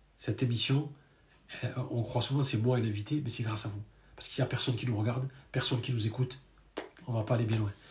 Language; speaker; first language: French; native; French